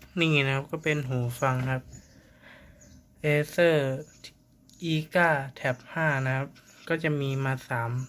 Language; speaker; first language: Thai; native; Thai